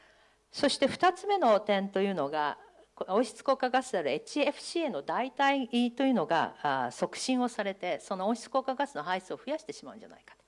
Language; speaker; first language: Japanese; native; Japanese